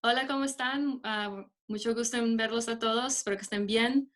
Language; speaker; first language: Spanish; early bilingual, heritage; Spanish